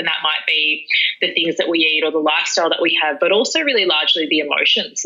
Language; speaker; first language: English; native; English